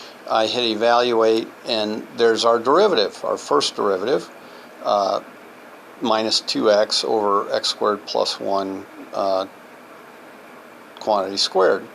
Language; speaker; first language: English; native; English